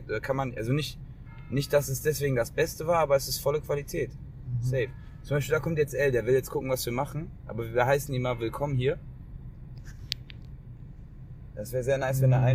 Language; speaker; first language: German; native; German